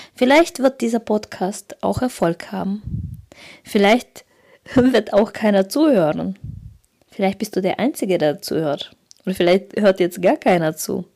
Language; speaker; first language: German; early bilingual, other home language; Russian